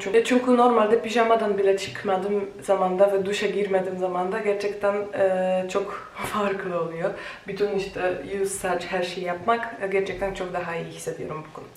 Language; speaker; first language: Turkish; non-native, fluent; Polish